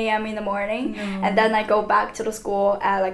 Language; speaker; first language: English; non-native, fluent; Chinese